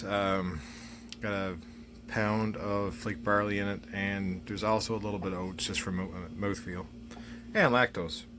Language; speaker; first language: English; native; English